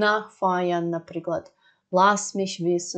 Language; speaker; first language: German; non-native, fluent; Ukrainian